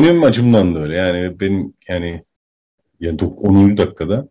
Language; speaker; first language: Turkish; native; Turkish